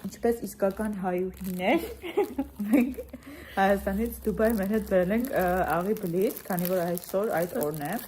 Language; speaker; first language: Armenian; native; Armenian